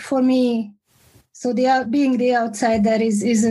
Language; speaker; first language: English; non-native, fluent; Hungarian